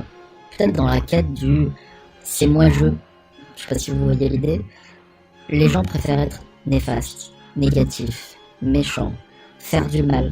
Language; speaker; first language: French; native; French